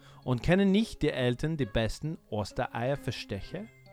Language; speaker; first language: German; non-native, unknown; English